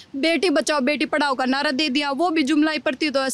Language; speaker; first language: Hindi; native; Hindi